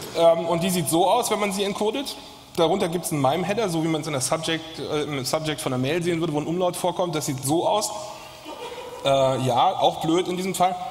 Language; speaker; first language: German; native; German